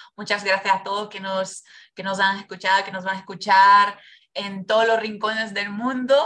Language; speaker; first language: Spanish; non-native, fluent; Portuguese